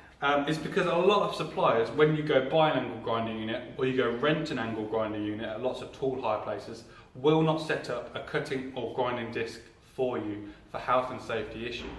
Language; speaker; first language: English; native; English